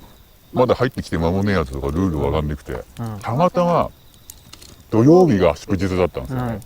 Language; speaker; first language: Japanese; native; Japanese